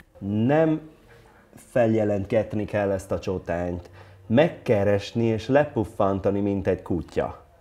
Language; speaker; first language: Hungarian; non-native, fluent; Italian